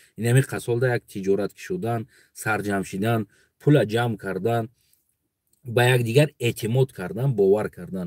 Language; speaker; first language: Tajik; non-native, local second language; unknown